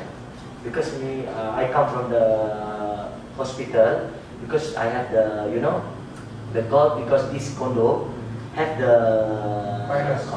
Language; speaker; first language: English; non-native, learner; Malay